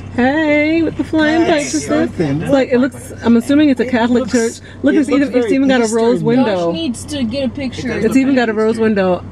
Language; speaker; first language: English; native; English